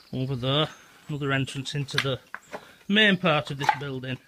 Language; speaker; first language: English; native; English